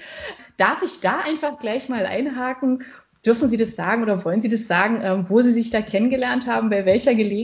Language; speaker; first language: German; native; German